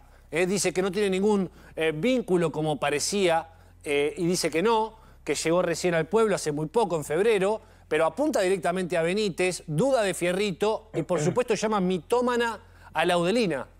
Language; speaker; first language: Spanish; native; Spanish